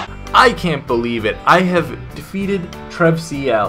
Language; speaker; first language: English; native; English